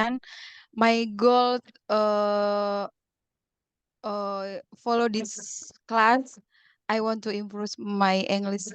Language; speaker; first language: English; non-native, learner; Indonesian